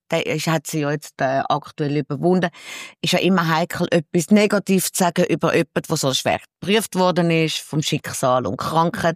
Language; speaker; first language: German; native; German